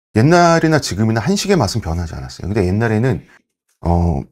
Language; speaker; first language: Korean; native; Korean